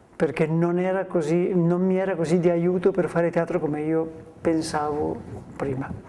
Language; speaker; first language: Italian; non-native, fluent; Spanish